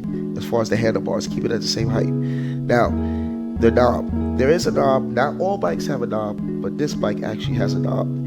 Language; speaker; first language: English; native; English